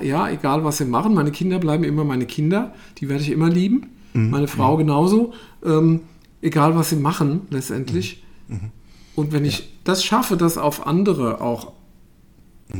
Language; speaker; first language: German; native; German